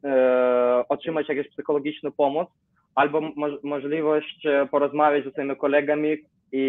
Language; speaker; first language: Polish; non-native, learner; Ukrainian